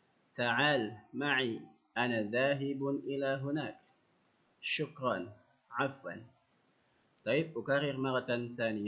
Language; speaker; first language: Arabic; non-native, fluent; Indonesian